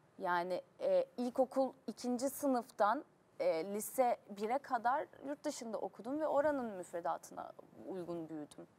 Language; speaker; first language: Turkish; native; Turkish